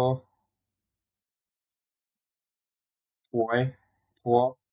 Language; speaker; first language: Italian; non-native, learner; English